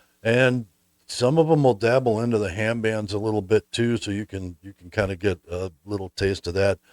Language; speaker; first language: English; native; English